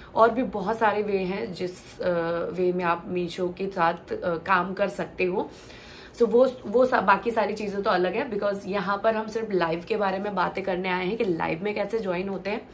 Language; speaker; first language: Hindi; non-native, local second language; Gujarati